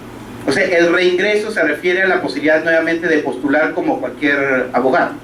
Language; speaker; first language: Spanish; native; Spanish